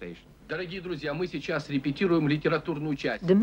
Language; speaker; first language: Russian; native; Russian